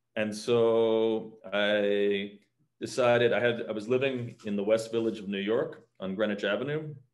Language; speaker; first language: English; native; English